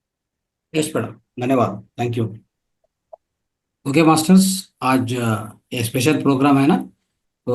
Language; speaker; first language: Hindi; non-native, local second language; Telugu